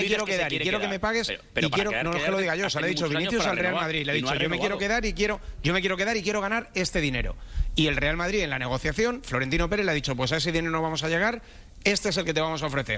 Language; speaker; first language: Spanish; native; Spanish